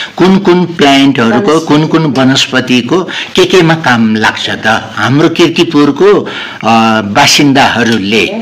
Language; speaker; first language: Nepali; non-native, local second language; Newari